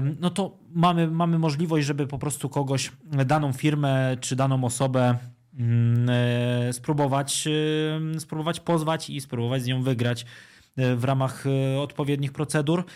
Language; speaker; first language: Polish; native; Polish